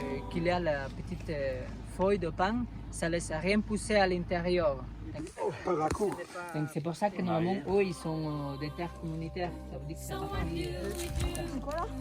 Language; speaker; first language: French; non-native, fluent; Spanish